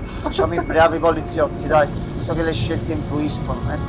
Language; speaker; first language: Italian; native; Italian